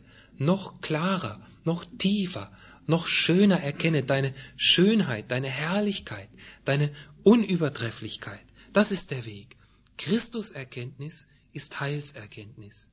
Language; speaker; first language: German; native; German